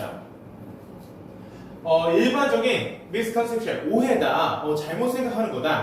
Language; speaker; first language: Korean; native; Korean